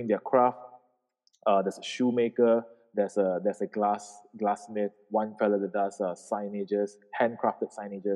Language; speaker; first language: English; non-native, local second language; Min Nan Chinese